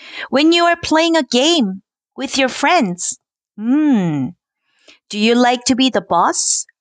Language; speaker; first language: English; non-native, fluent; Korean